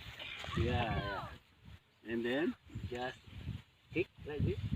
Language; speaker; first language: English; non-native, learner; Indonesian